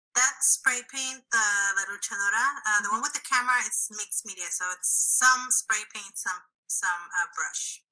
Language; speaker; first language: English; early bilingual, other home language; Spanish